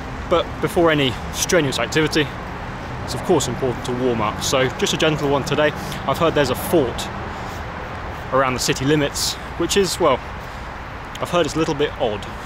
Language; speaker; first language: English; native; English